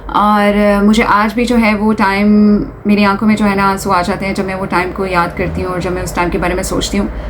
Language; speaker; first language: Urdu; native; Urdu